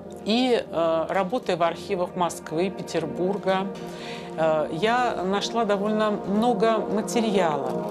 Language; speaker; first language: Russian; native; Russian